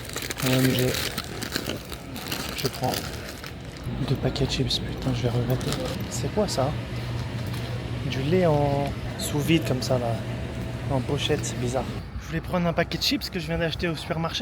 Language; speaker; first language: French; native; French